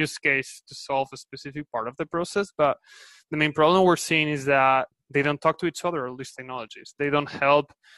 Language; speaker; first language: English; non-native, fluent; Spanish